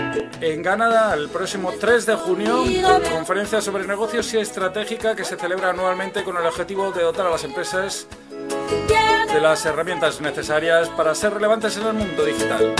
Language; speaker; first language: Spanish; native; Spanish